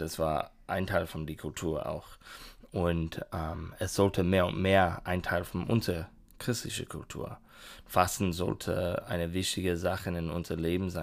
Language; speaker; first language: German; non-native, learner; English